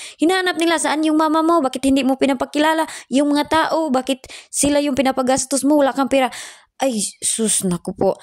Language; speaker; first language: Filipino; non-native, local second language; Cebuano